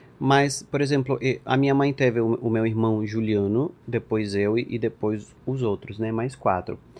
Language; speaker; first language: Portuguese; non-native, fluent; Spanish